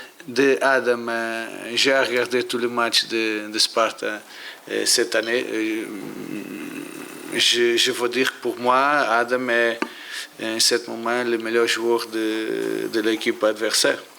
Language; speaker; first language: French; non-native, learner; Portuguese